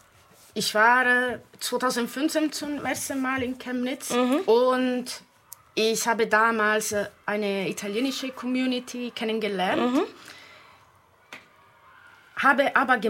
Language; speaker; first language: German; non-native, fluent; Italian